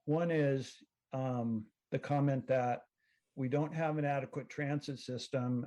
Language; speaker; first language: English; native; English